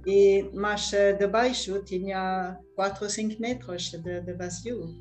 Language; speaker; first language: Portuguese; non-native, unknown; French